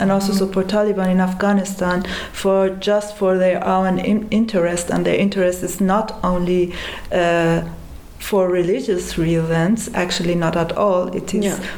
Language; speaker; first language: English; non-native, fluent; Persian